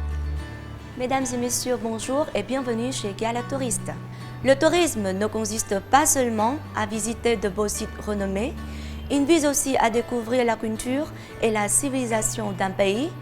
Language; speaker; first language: French; non-native, fluent; Vietnamese